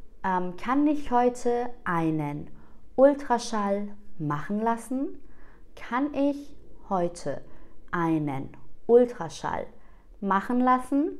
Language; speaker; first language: German; non-native, fluent; Persian